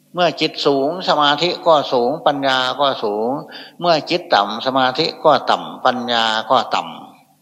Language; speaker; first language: Thai; non-native, local second language; Northeastern Thai